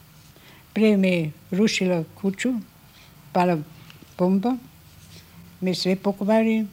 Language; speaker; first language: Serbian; non-native, learner; German